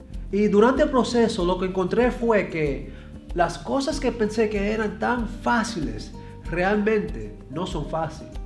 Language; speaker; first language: Spanish; early bilingual, heritage; Spanish